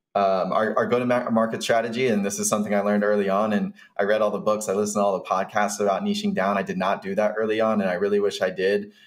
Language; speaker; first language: English; native; English